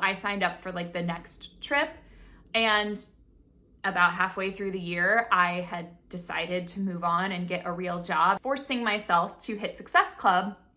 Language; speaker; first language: English; native; English